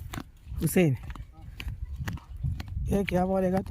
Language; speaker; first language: Hindi; non-native, local second language; Malayalam